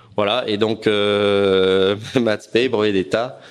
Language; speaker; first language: French; native; French